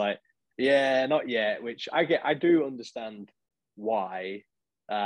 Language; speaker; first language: English; native; English